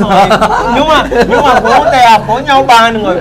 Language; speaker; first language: Vietnamese; non-native, learner; Portuguese